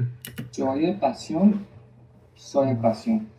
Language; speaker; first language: French; non-native, learner; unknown